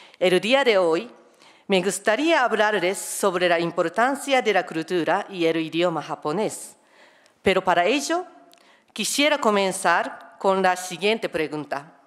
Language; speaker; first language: Spanish; non-native, fluent; Japanese